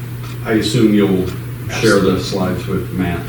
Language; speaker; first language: English; native; English